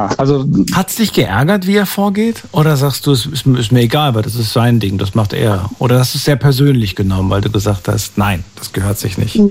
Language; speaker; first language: German; native; German